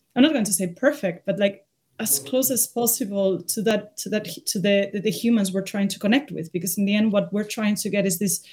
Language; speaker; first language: English; non-native, fluent; Spanish